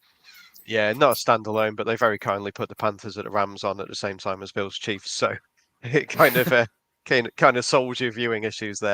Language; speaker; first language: English; native; English